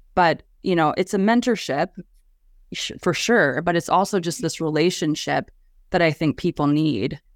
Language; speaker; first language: English; native; English